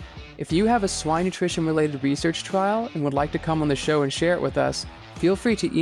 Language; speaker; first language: English; native; English